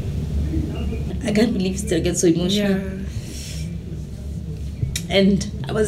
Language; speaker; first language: English; non-native, local second language; Tswana